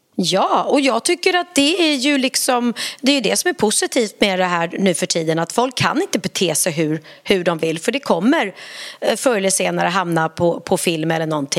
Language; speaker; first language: Swedish; native; Swedish